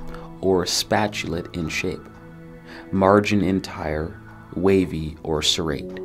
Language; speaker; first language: English; native; English